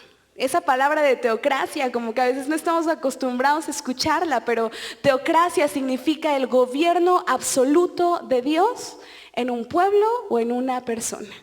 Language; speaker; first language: Spanish; native; Spanish